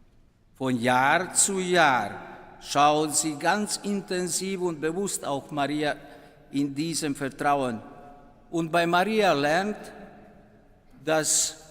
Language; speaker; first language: German; non-native, fluent; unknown